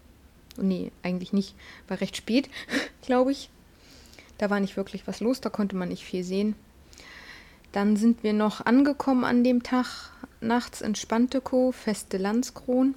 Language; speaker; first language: German; native; German